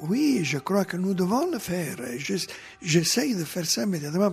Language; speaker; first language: French; non-native, fluent; Italian